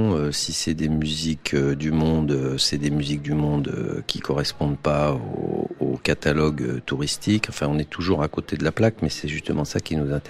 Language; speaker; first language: French; native; French